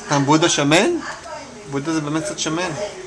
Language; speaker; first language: Hebrew; native; Hebrew